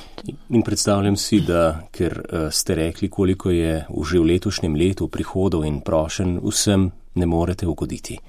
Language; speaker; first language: Slovenian; native; Slovenian